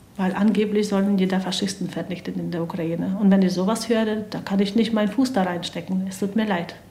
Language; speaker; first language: German; non-native, fluent; Ukrainian